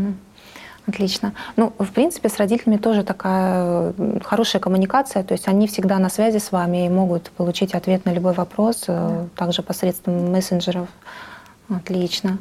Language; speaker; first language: Russian; native; Russian